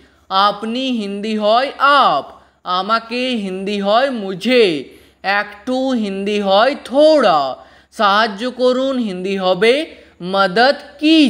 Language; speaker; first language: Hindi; non-native, fluent; Bangla